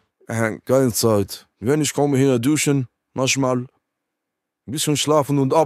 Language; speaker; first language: German; non-native, learner; French